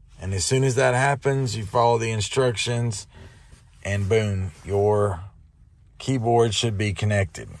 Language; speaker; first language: English; native; English